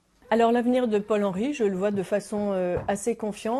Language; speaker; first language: French; native; French